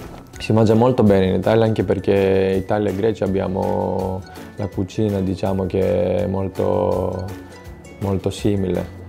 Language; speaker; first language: Italian; non-native, fluent; Greek